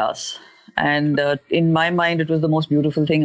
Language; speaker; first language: English; non-native, local second language; Hindi